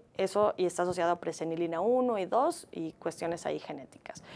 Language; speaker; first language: Spanish; native; Spanish